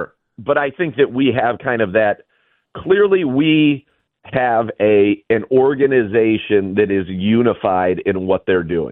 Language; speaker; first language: English; native; English